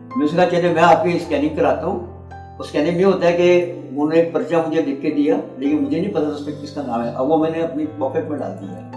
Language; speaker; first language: Urdu; native; Urdu